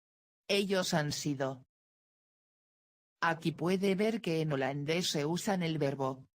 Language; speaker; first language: Spanish; non-native, fluent; Dutch